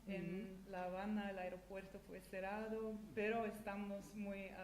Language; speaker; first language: Spanish; non-native, fluent; Dutch